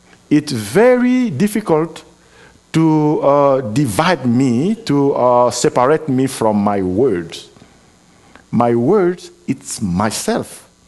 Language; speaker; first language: English; non-native, fluent; Lingala